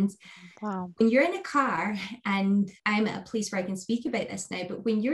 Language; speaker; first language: English; native; English